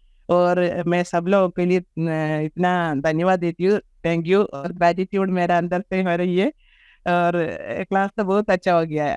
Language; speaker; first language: Hindi; non-native, local second language; Malayalam